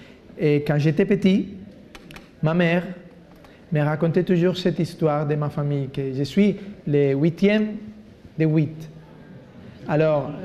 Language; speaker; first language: French; non-native, fluent; Spanish